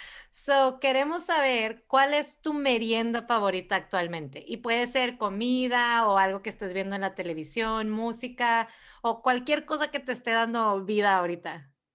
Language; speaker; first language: Spanish; early bilingual, other home language; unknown